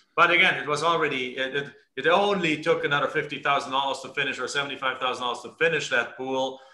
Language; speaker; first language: English; non-native, fluent; German